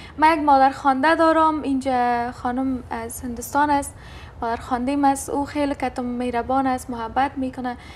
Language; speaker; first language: Persian; non-native, local second language; Turkmen